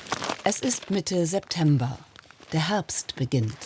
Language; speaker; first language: German; native; German